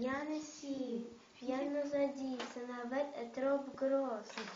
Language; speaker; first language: French; non-native, learner; Russian